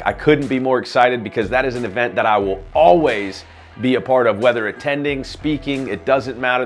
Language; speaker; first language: English; native; English